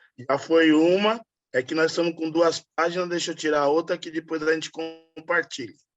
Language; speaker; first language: Portuguese; native; Portuguese